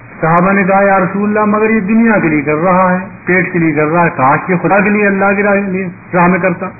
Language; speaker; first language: Urdu; native; Urdu